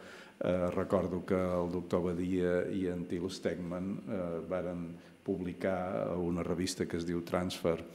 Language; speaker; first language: Catalan; native; Catalan